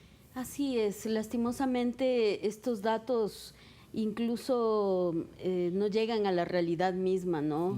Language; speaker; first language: Spanish; native; Spanish